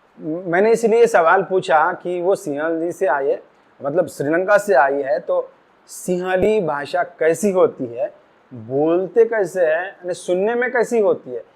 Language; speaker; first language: Hindi; non-native, local second language; Marathi